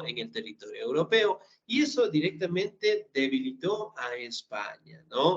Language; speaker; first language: Spanish; native; Spanish